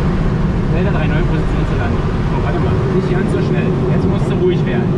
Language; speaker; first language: German; native; German